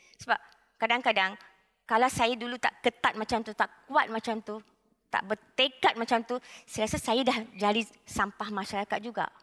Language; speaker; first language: Malay; non-native, local second language; Tamil